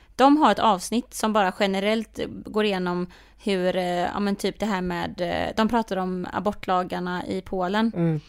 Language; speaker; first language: Swedish; native; Swedish